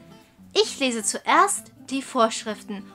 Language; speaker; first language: German; non-native, fluent; Chinese